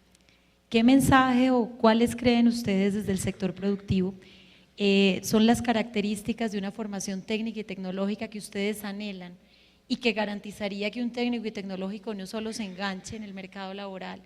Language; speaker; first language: Spanish; native; Spanish